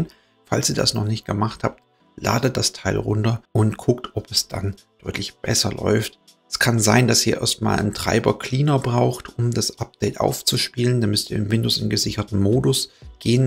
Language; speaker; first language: German; native; German